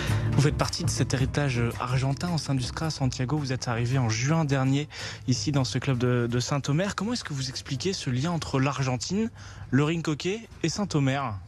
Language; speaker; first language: French; native; French